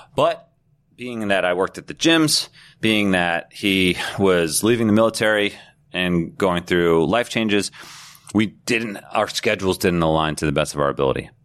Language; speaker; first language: English; native; English